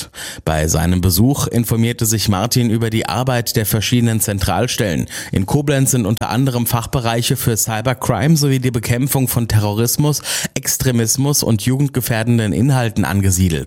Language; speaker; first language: German; native; German